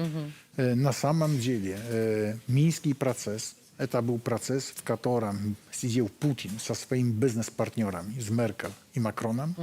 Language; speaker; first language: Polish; non-native, learner; Russian